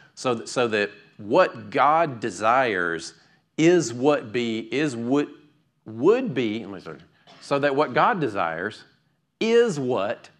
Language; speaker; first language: English; native; English